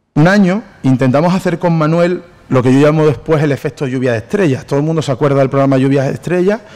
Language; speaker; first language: Spanish; native; Spanish